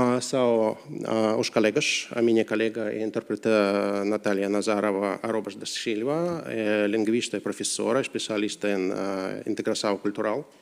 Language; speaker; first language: Portuguese; non-native, learner; Russian